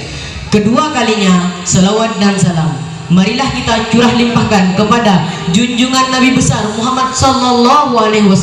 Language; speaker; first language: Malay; non-native, local second language; Madurese